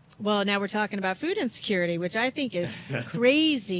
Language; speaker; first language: English; native; English